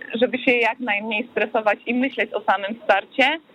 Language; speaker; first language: Polish; native; Polish